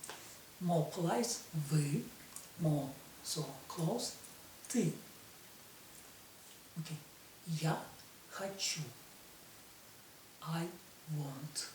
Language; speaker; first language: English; non-native, learner; Russian